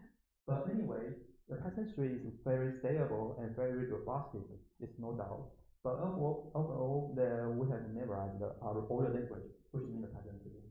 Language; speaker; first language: English; non-native, learner; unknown